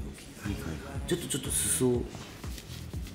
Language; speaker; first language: Japanese; native; Japanese